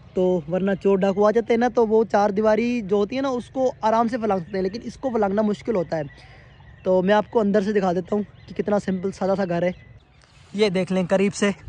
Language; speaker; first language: Urdu; non-native, local second language; Sindhi